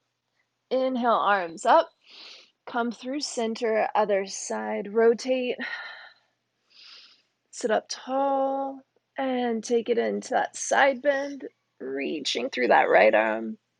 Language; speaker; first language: English; native; English